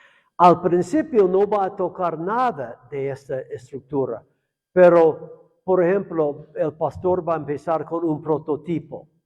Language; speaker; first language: Spanish; non-native, fluent; English